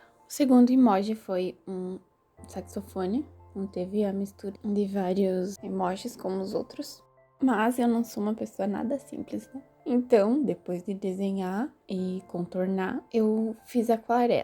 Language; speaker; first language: Portuguese; native; Portuguese